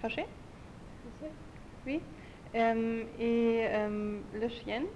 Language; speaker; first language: French; non-native, learner; German